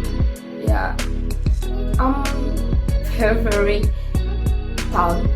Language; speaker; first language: English; non-native, fluent; Indonesian